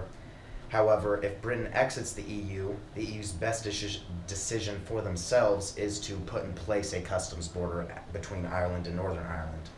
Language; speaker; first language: English; native; English